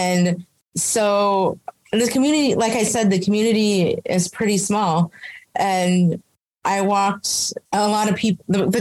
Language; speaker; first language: English; native; English